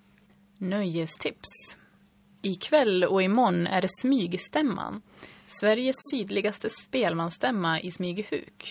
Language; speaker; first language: Swedish; native; Swedish